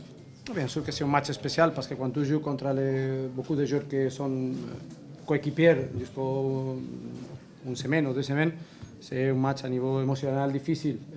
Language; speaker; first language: French; non-native, learner; Spanish